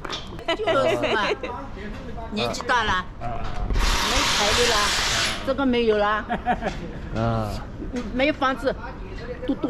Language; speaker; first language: Chinese; non-native, learner; English